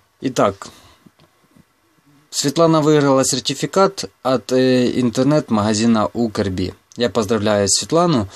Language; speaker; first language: Russian; non-native, local second language; Ukrainian